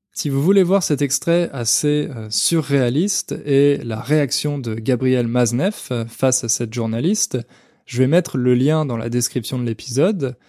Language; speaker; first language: French; native; French